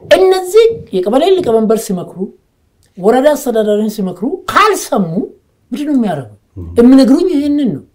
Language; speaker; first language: Amharic; non-native, local second language; Oromo